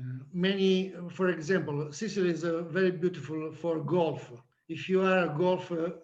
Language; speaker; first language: English; non-native, learner; Italian